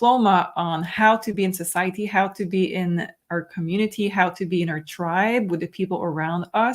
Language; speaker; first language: English; non-native, fluent; French